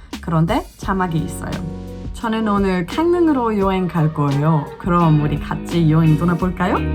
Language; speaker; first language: Korean; non-native, learner; German